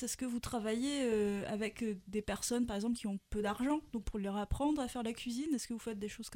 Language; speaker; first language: French; native; French